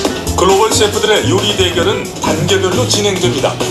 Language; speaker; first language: Korean; native; Korean